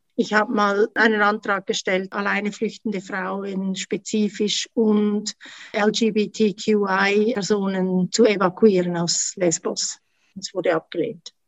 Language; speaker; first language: German; native; German